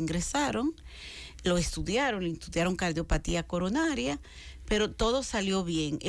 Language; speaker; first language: Spanish; native; Spanish